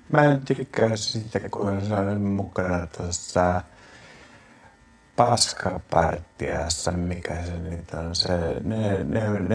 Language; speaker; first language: Finnish; non-native, local second language; Swedish